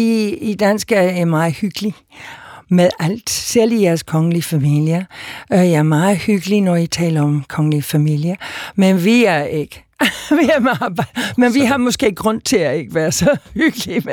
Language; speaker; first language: Danish; non-native, fluent; English